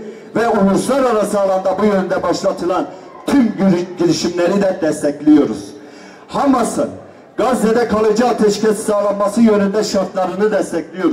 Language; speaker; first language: Turkish; native; Turkish